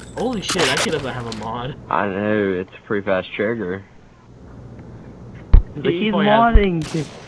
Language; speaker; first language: English; native; English